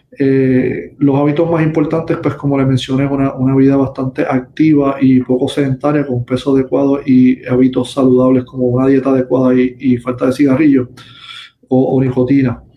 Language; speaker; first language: Spanish; native; Spanish